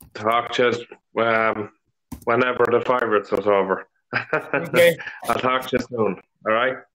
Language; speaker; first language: English; native; English